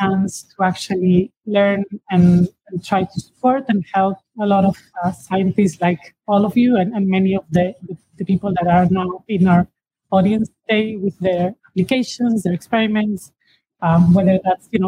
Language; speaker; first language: English; non-native, fluent; Spanish